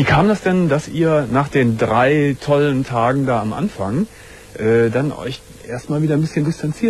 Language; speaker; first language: German; native; German